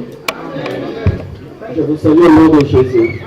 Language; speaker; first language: French; non-native, local second language; Lingala